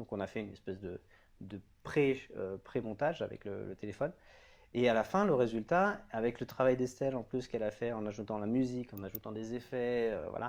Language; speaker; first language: French; native; French